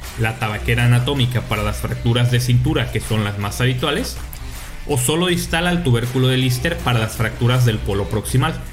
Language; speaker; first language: Spanish; native; Spanish